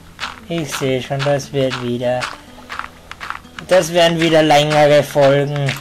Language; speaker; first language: German; native; German